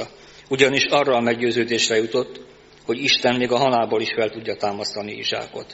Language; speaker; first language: Hungarian; native; Hungarian